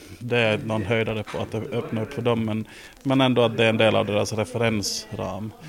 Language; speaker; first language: Swedish; native; Swedish